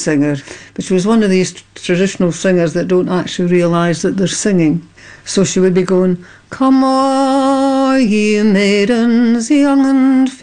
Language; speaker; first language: English; non-native, local second language; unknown